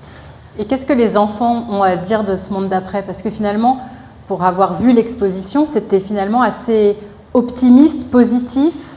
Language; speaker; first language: French; native; French